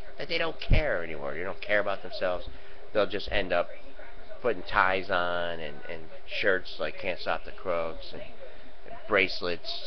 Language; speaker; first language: English; native; English